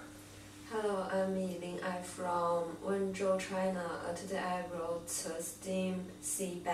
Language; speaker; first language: English; non-native, learner; Chinese